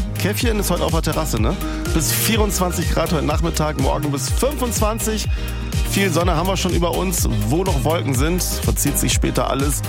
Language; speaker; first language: German; native; German